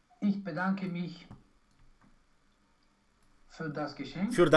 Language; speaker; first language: German; non-native, learner; Romanian